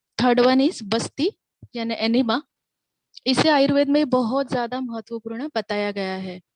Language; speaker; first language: Hindi; non-native, local second language; Marathi